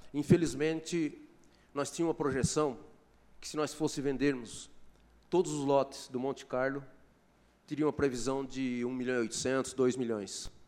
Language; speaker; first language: Portuguese; native; Portuguese